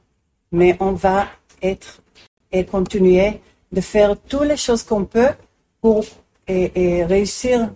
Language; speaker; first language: French; non-native, learner; Hebrew